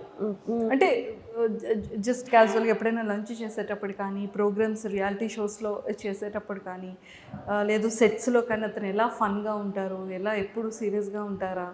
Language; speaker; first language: Telugu; native; Telugu